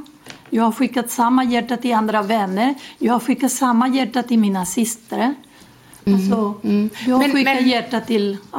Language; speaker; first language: Swedish; non-native, fluent; Spanish